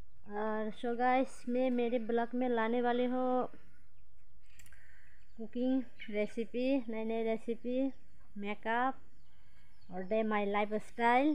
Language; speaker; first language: Hindi; non-native, local second language; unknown